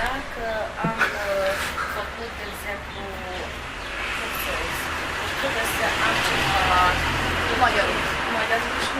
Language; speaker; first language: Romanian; non-native, local second language; Hungarian